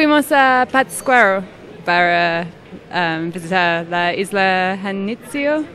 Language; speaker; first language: Spanish; non-native, fluent; English